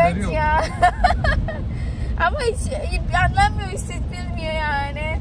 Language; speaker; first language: Turkish; non-native, learner; Indonesian